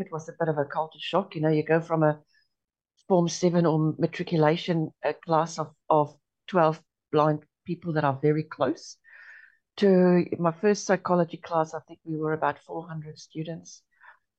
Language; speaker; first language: English; non-native, local second language; Afrikaans